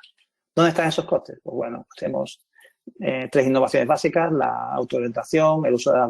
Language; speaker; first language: Spanish; native; Spanish